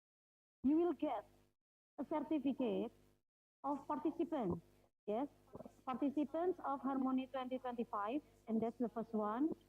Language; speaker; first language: English; non-native, fluent; Indonesian